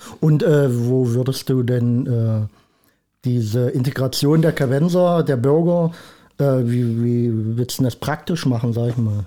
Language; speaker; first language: German; native; German